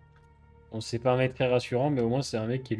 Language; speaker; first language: French; native; French